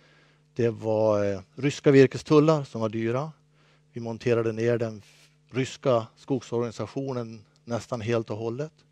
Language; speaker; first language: Swedish; native; Swedish